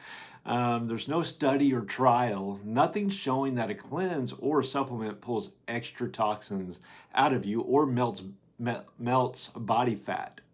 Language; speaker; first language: English; native; English